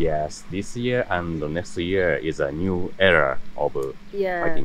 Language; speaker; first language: English; non-native, learner; Japanese